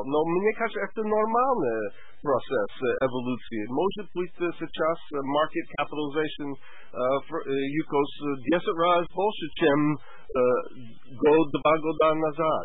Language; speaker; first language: Russian; non-native, learner; English